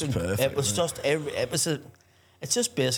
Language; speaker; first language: English; native; English